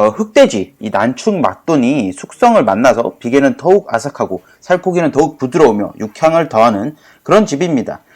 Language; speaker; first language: Korean; native; Korean